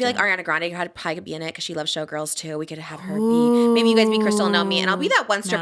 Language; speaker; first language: English; native; English